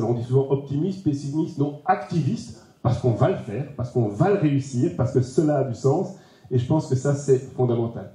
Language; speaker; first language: French; native; French